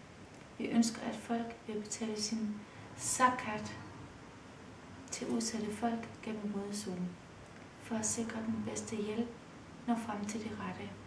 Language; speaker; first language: Danish; early bilingual, other home language; Kurdish